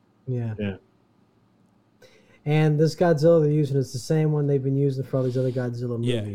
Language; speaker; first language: English; native; English